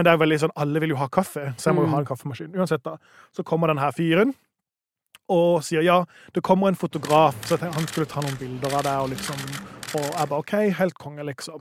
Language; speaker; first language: Norwegian; native; Norwegian